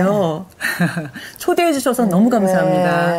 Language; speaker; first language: Korean; native; Korean